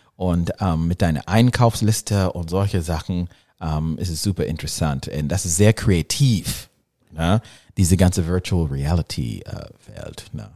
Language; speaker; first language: German; non-native, learner; English